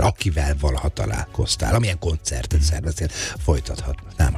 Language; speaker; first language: Hungarian; native; Hungarian